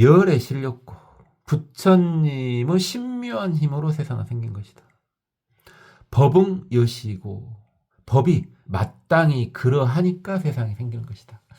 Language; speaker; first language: Korean; native; Korean